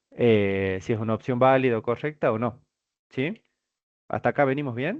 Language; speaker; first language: Spanish; native; Spanish